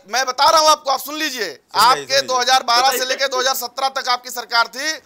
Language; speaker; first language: Hindi; native; Hindi